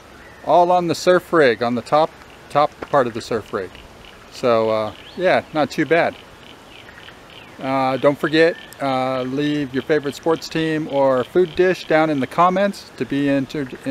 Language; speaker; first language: English; native; English